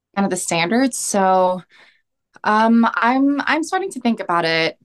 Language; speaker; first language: English; early bilingual, other home language; Korean